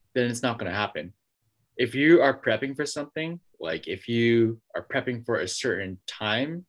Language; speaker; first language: English; native; English